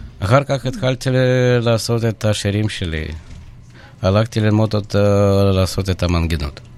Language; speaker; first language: Hebrew; non-native, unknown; Russian